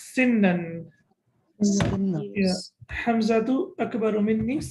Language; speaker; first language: Arabic; non-native, fluent; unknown